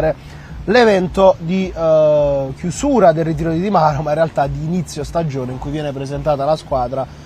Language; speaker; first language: Italian; native; Italian